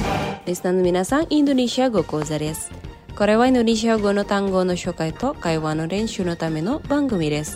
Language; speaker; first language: Japanese; non-native, fluent; Indonesian